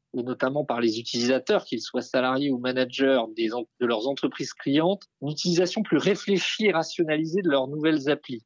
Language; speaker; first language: French; native; French